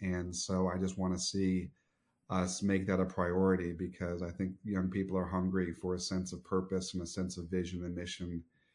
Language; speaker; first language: English; native; English